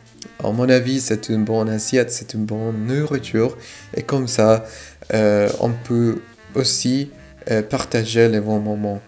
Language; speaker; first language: French; non-native, fluent; Spanish